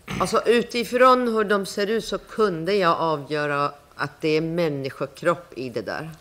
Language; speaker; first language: Swedish; non-native, fluent; Persian